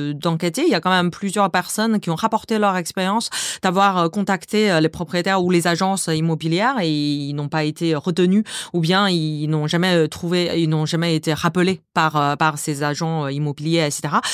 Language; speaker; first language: French; non-native, fluent; Chinese